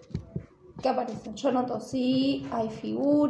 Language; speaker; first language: Spanish; native; Spanish